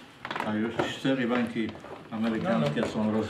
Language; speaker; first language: Polish; non-native, fluent; Arabic